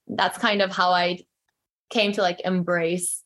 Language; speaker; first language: English; early bilingual, other home language; Korean